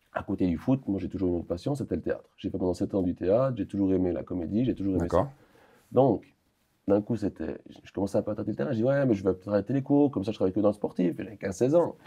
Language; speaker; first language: French; native; French